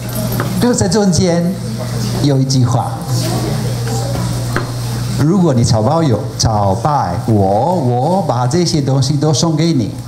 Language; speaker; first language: Chinese; non-native, fluent; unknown